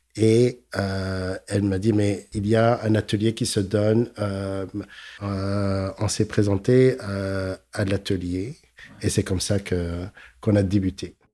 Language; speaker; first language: French; native; French